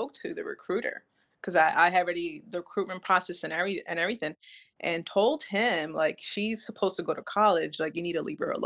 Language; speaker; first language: English; native; English